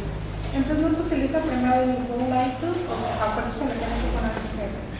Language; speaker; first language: Spanish; native; Spanish